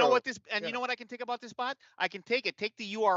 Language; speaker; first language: English; native; English